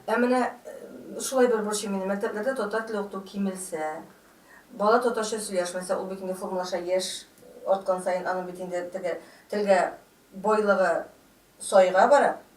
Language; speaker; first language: Tatar; native; Tatar